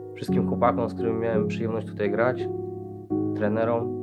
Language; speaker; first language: Polish; native; Polish